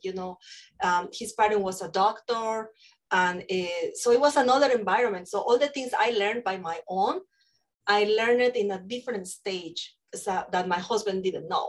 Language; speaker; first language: English; non-native, fluent; Spanish